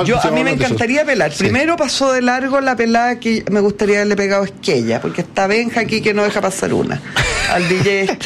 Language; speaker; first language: Spanish; native; Spanish